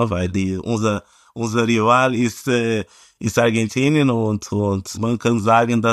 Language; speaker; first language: German; non-native, fluent; Portuguese